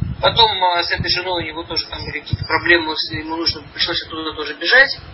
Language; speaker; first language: Russian; early bilingual, heritage; Russian